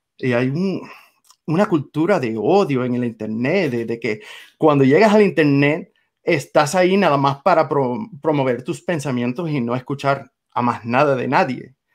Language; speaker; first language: Spanish; non-native, fluent; English